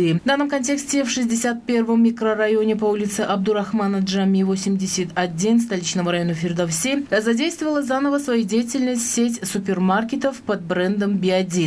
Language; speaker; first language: Russian; non-native, local second language; Tajik